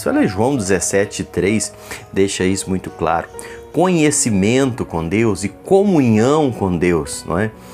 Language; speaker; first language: Portuguese; native; Portuguese